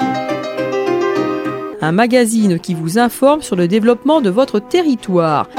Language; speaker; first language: French; native; French